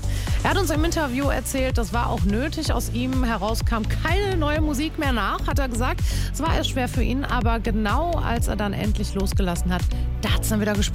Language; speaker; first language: German; native; German